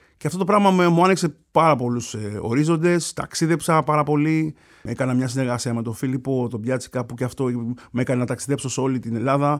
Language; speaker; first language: Greek; early bilingual, other home language; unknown